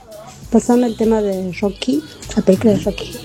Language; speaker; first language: Spanish; native; Spanish